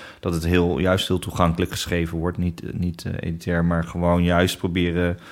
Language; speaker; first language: Dutch; native; Dutch